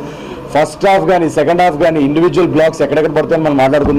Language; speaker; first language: Telugu; native; Telugu